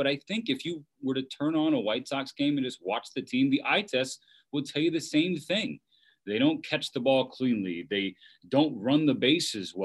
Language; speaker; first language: English; native; English